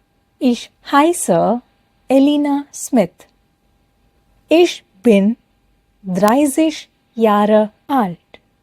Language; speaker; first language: German; non-native, fluent; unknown